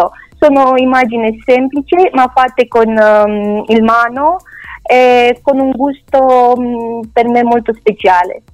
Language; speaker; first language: Italian; non-native, learner; Romanian